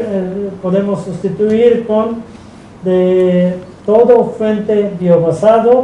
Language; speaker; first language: Spanish; non-native, fluent; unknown